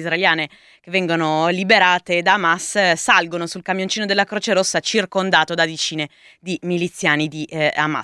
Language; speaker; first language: Italian; native; Italian